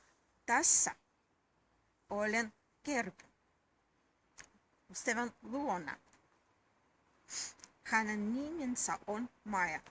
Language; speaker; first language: Finnish; non-native, learner; Russian